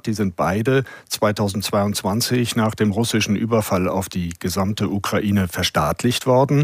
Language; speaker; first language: German; native; German